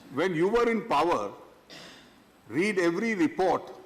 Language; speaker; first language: English; non-native, local second language; Hindi